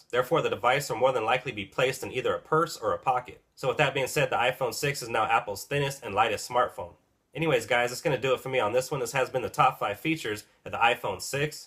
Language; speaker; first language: English; native; English